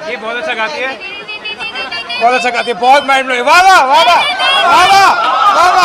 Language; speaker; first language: Hindi; native; Hindi